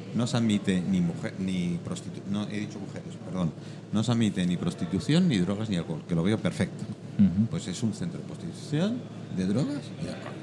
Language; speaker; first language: Spanish; native; Spanish